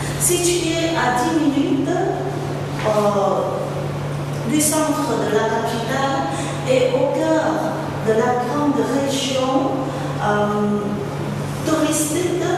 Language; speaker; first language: French; non-native, fluent; Vietnamese